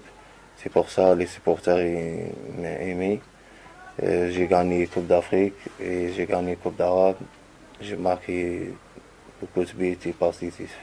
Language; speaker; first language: French; non-native, learner; Arabic